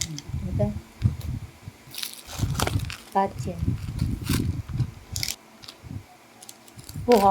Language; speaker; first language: Chinese; non-native, learner; Filipino